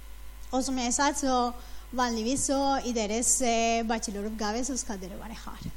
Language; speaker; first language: Norwegian; non-native, fluent; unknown